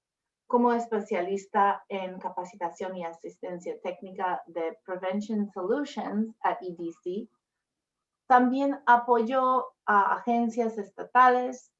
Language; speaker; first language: Spanish; non-native, fluent; English